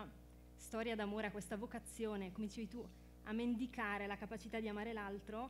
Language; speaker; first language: Italian; native; Italian